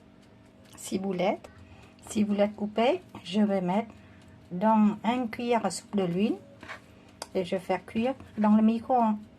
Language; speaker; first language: French; non-native, fluent; Vietnamese